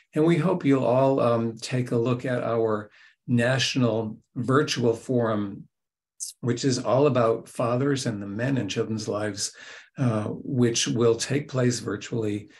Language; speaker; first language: English; native; English